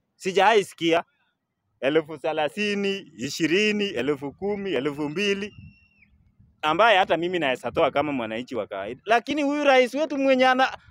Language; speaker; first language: Swahili; native; Swahili